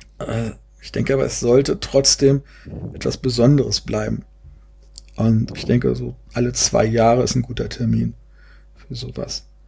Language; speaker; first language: German; native; German